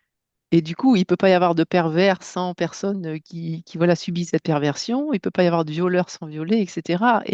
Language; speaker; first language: French; native; French